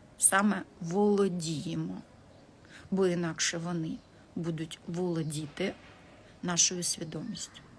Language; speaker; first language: Ukrainian; non-native, local second language; Russian